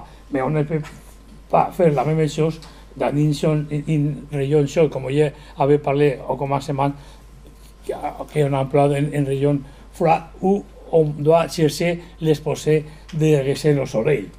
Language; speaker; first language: French; non-native, learner; Spanish